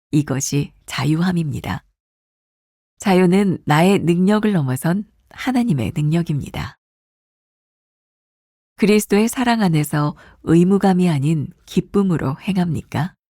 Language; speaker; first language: Korean; native; Korean